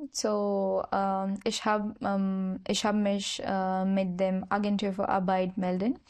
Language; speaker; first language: German; non-native, learner; Marathi